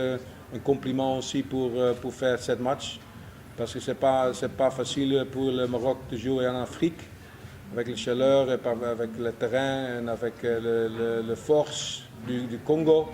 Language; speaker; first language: French; non-native, fluent; Dutch